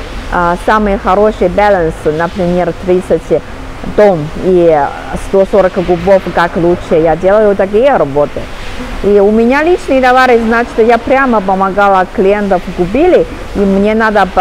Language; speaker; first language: Russian; non-native, learner; Chinese